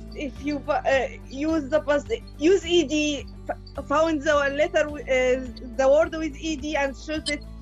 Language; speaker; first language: English; non-native, learner; Arabic